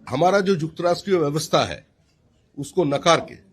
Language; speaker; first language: Hindi; non-native, local second language; Bangla